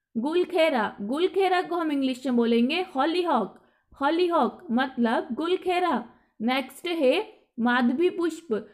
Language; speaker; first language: Hindi; native; Hindi